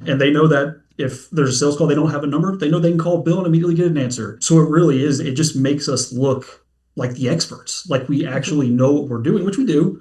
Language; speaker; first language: English; native; English